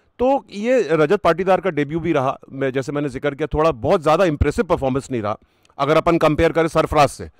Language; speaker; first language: Hindi; native; Hindi